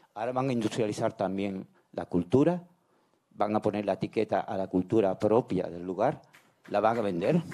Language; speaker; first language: Spanish; native; Spanish